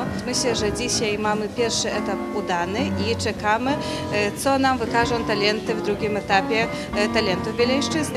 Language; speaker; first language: Polish; native; Polish